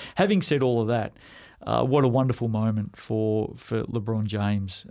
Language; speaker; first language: English; native; English